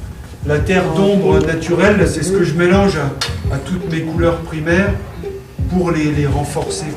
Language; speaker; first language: French; native; French